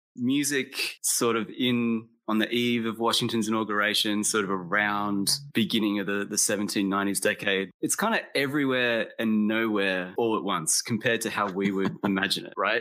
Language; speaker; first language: English; native; English